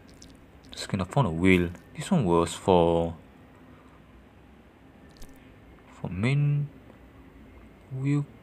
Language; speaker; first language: English; non-native, fluent; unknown